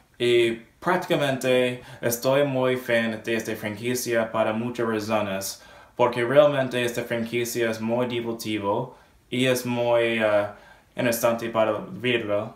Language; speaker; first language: Spanish; non-native, learner; English